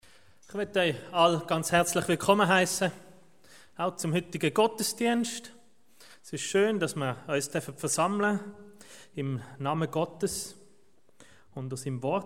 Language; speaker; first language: German; native; German